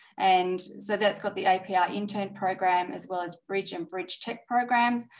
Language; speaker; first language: English; native; English